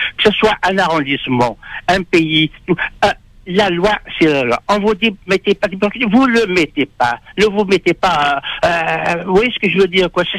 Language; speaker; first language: French; non-native, local second language; Arabic